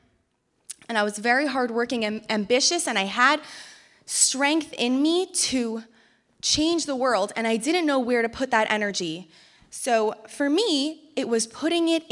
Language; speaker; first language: English; native; English